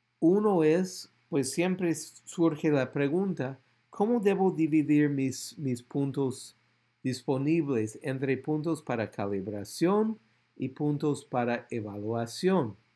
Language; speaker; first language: Spanish; non-native, fluent; English